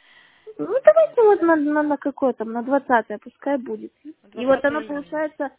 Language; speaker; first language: Russian; native; Russian